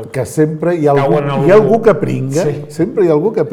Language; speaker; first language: Catalan; native; Catalan